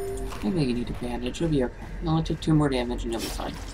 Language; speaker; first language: English; native; English